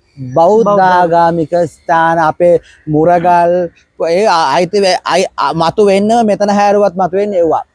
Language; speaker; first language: Sinhala; native; Sinhala